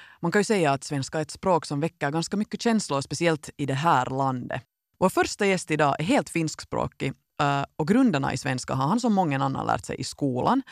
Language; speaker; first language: Swedish; native; Swedish